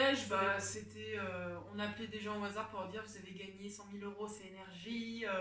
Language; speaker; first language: French; native; French